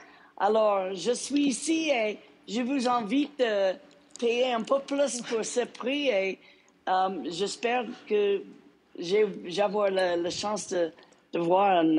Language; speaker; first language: French; non-native, local second language; English